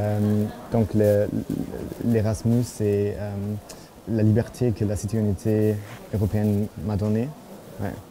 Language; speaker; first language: French; non-native, fluent; German